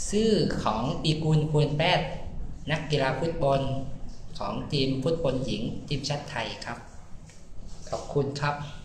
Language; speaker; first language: Thai; non-native, learner; Vietnamese